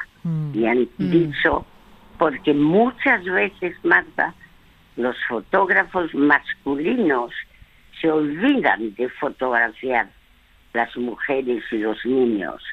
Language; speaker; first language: Spanish; early bilingual, other home language; French